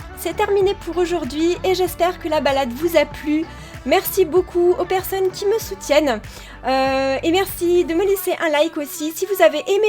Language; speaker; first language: French; native; French